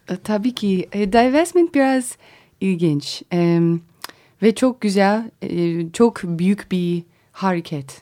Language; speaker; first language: Turkish; non-native, learner; English